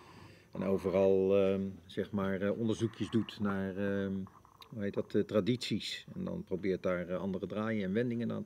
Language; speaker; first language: Dutch; native; Dutch